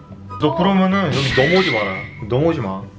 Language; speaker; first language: Korean; native; Korean